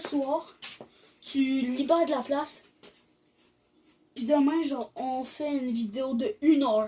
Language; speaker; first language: French; native; French